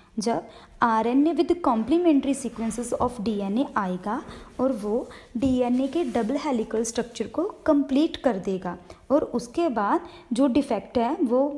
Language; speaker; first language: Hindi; non-native, local second language; Punjabi